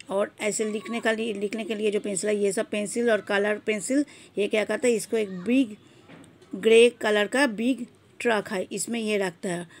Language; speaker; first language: Hindi; non-native, local second language; Bangla